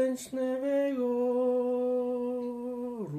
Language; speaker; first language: Polish; non-native, learner; French